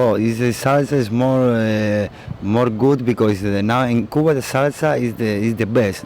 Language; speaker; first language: English; non-native, learner; Spanish